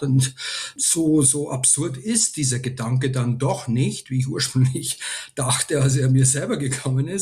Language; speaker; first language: German; native; German